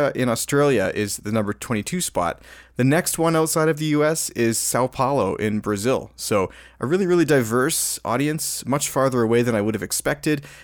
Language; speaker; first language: English; native; English